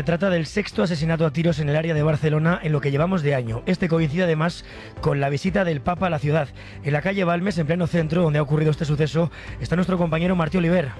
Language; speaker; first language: Spanish; native; Spanish